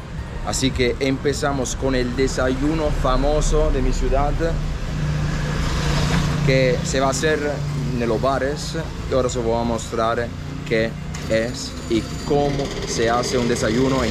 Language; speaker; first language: Spanish; non-native, fluent; Italian